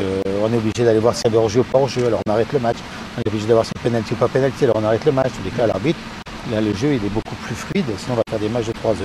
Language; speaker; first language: French; native; French